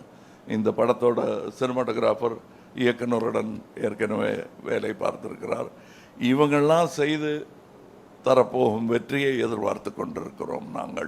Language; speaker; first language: Tamil; native; Tamil